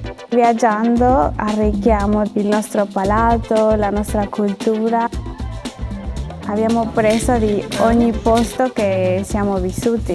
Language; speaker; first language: Italian; non-native, fluent; Spanish